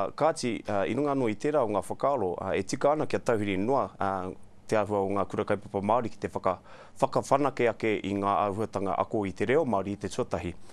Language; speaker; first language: Māori; non-native, local second language; English